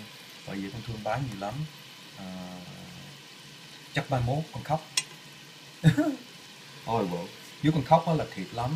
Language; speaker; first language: Vietnamese; early bilingual, heritage; Vietnamese